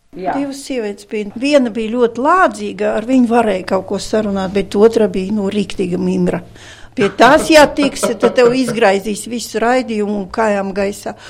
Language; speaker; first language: Latvian; non-native, local second language; Russian